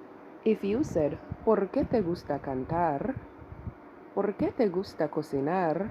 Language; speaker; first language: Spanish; non-native, fluent; English